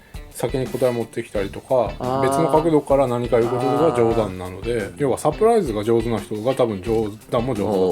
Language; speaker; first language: Japanese; native; Japanese